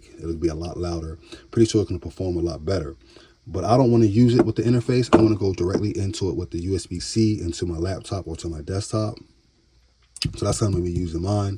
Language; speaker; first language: English; native; English